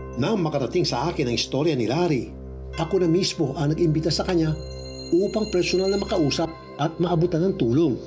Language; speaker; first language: Filipino; native; Filipino